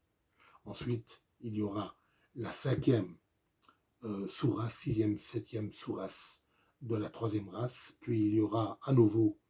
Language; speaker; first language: French; native; French